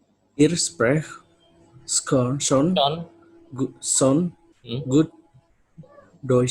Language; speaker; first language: German; non-native, learner; Indonesian